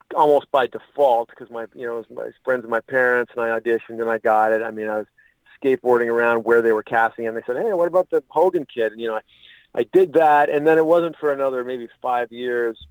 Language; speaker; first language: English; native; English